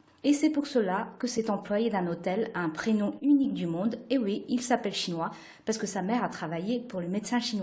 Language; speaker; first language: French; non-native, fluent; Chinese